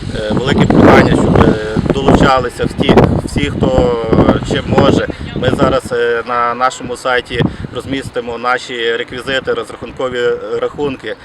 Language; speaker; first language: Ukrainian; native; Ukrainian